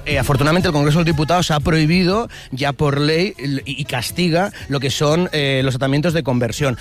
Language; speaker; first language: Spanish; native; Spanish